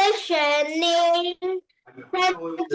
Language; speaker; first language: English; non-native, learner; Vietnamese